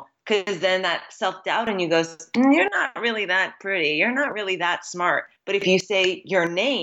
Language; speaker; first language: English; native; English